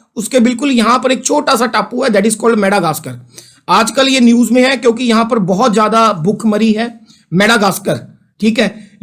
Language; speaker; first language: Hindi; non-native, local second language; Punjabi